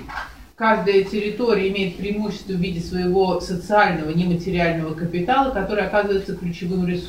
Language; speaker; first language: Russian; native; Russian